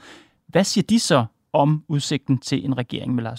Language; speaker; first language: Danish; native; Danish